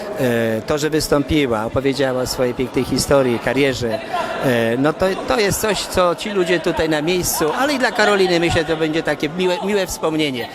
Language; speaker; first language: Polish; native; Polish